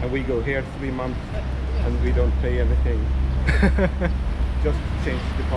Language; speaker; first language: English; non-native, learner; Swedish